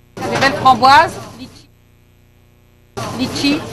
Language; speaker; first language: French; native; French